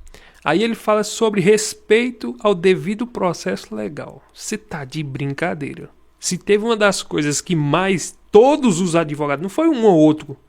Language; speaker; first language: Portuguese; native; Portuguese